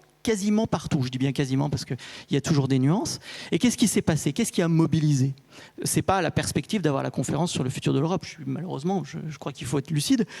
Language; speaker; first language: French; native; French